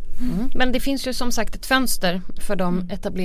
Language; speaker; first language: Swedish; native; Swedish